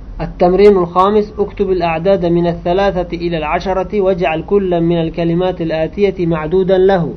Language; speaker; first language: Arabic; non-native, fluent; Uzbek